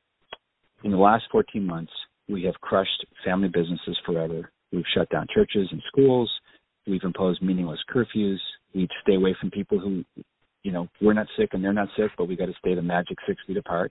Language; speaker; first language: English; native; English